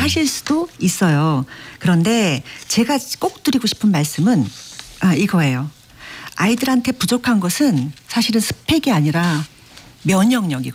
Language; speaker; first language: Korean; native; Korean